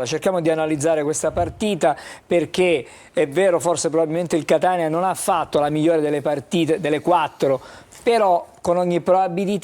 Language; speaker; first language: Italian; native; Italian